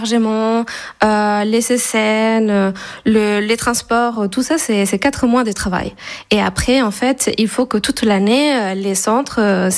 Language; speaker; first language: French; non-native, fluent; Spanish